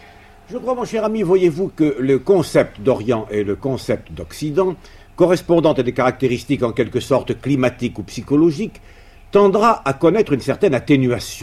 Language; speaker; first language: French; native; French